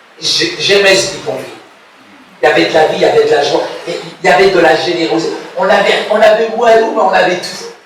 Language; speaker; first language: French; early bilingual, other home language; Arabic